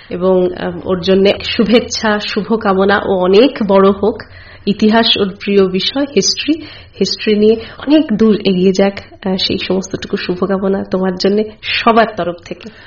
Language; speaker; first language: Bangla; native; Bangla